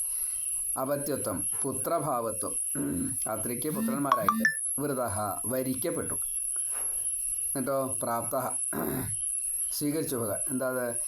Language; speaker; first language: Malayalam; native; Malayalam